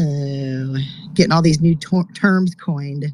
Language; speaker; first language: English; native; English